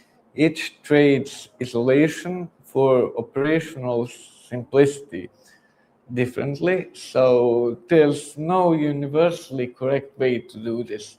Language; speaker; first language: English; non-native, fluent; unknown